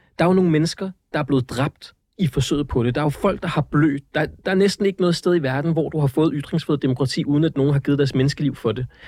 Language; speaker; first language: Danish; early bilingual, other home language; Central Kurdish